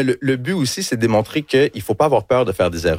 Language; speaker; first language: French; early bilingual, other home language; English